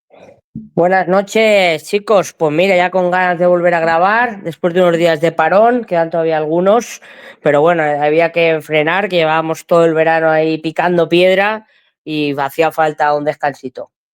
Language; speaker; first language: Spanish; native; Spanish